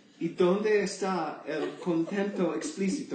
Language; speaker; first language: Spanish; non-native, learner; English